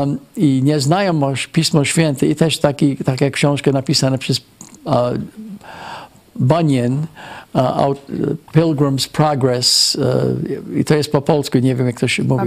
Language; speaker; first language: Polish; non-native, fluent; English